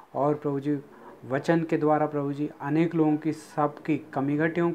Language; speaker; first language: Hindi; non-native, local second language; Telugu